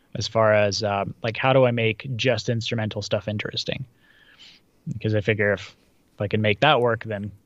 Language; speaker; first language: English; early bilingual, other home language; Russian